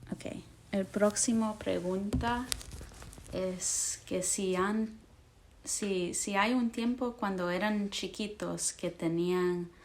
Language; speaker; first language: Spanish; early bilingual, heritage; English